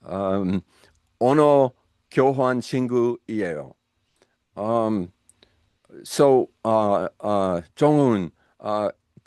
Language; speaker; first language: Korean; non-native, learner; English